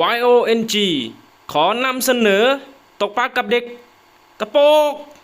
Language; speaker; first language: Thai; native; Thai